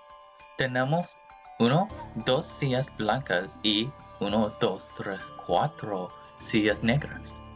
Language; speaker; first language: Spanish; non-native, learner; English